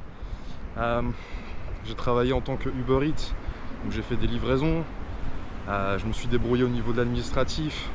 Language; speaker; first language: French; native; French